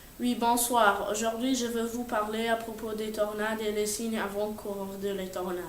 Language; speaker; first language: French; non-native, learner; English